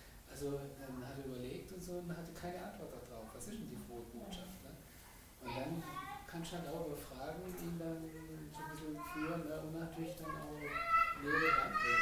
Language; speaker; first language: German; native; German